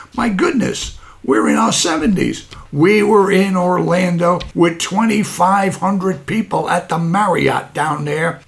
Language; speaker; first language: English; native; English